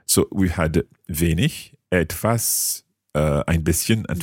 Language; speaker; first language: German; non-native, learner; English